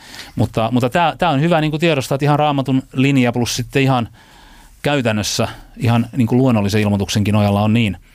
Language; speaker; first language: Finnish; native; Finnish